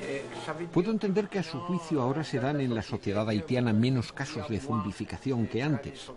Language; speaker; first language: Spanish; native; Spanish